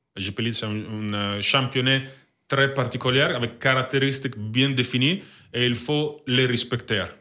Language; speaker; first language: French; non-native, learner; Italian